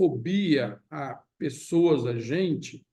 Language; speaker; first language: Portuguese; native; Portuguese